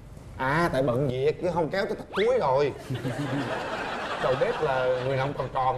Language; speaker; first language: Vietnamese; native; Vietnamese